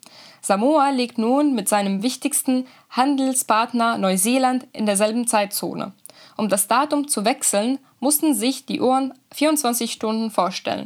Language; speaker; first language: German; native; German